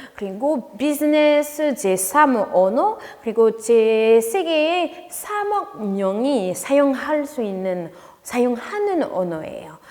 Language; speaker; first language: Korean; non-native, fluent; French